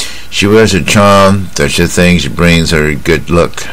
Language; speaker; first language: English; non-native, fluent; Chinese